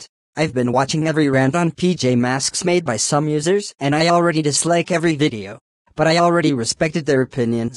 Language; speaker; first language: English; native; English